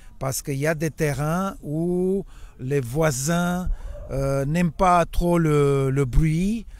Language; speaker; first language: French; non-native, fluent; Romanian